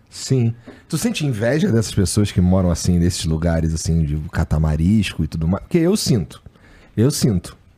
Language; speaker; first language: Portuguese; native; Portuguese